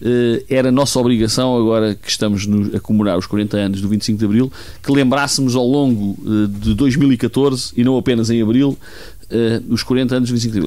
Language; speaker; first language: Portuguese; native; Portuguese